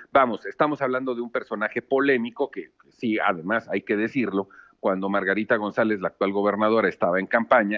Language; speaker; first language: Spanish; native; Spanish